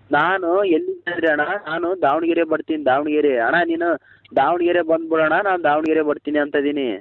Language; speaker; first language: Kannada; native; Kannada